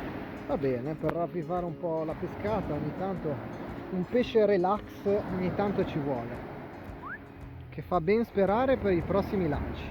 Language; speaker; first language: Italian; native; Italian